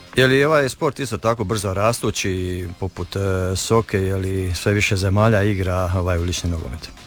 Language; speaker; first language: Serbian; native; Serbian